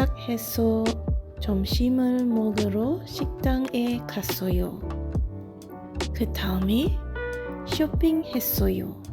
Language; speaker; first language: Korean; non-native, learner; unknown